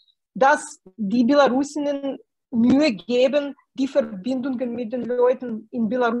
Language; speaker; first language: German; non-native, fluent; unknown